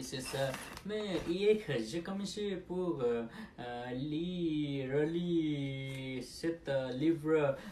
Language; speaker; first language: French; non-native, learner; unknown